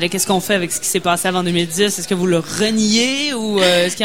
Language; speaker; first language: French; native; French